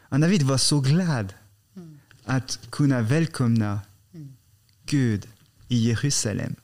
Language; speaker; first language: Swedish; non-native, fluent; French